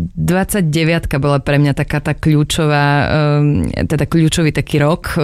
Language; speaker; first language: Slovak; non-native, local second language; English